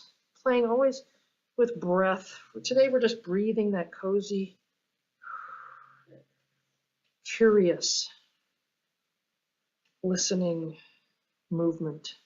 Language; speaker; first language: English; native; English